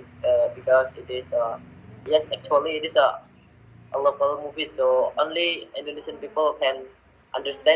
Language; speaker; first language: English; non-native, learner; Indonesian